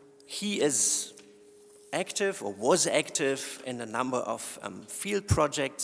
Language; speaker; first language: English; non-native, fluent; German